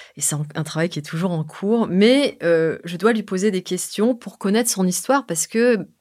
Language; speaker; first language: French; native; French